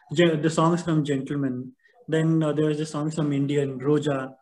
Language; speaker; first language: English; non-native, local second language; Tamil